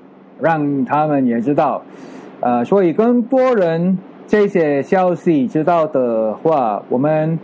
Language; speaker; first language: Chinese; non-native, fluent; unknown